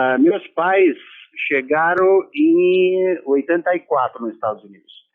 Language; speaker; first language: Portuguese; non-native, fluent; Romanian